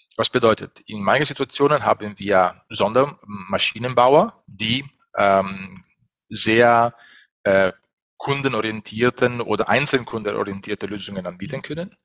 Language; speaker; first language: German; non-native, fluent; Italian